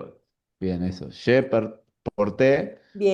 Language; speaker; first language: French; non-native, learner; Spanish